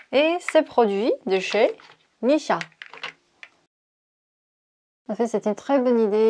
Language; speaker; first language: French; non-native, fluent; Korean